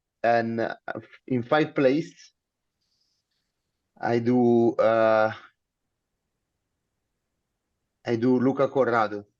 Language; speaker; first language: English; non-native, learner; Italian